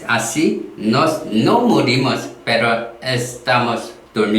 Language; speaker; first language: Spanish; non-native, learner; Korean